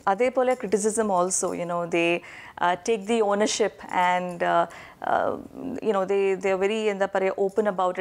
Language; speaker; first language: English; non-native, local second language; Malayalam